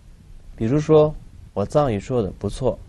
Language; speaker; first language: Chinese; non-native, local second language; Tibetan